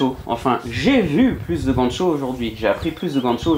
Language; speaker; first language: French; native; French